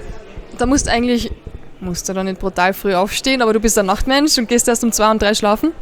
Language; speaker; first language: German; native; German